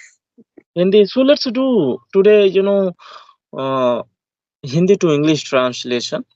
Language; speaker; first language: English; non-native, learner; Hindi